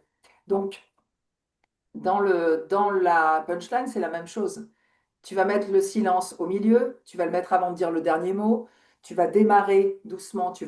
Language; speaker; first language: French; native; French